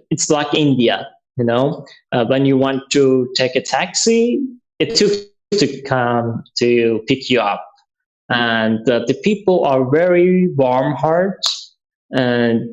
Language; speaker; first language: English; non-native, learner; Persian